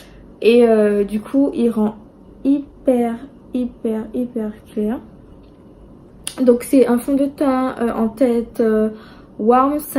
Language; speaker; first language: French; native; French